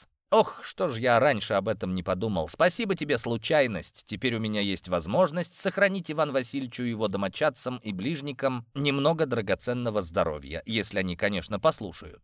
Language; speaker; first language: Russian; native; Russian